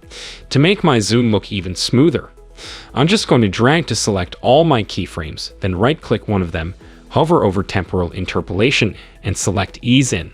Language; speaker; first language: English; native; English